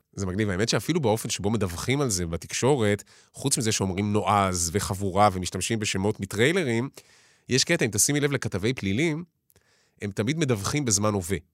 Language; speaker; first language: Hebrew; native; Hebrew